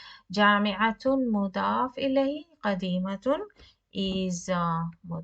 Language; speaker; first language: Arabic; non-native, fluent; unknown